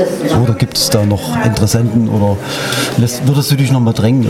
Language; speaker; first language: German; native; German